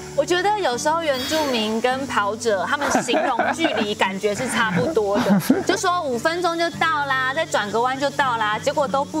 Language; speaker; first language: Chinese; native; Chinese